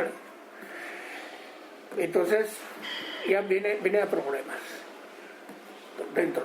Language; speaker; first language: Spanish; non-native, learner; Japanese